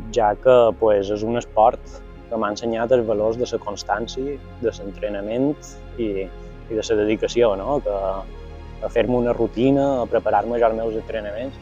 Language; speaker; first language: Catalan; native; Catalan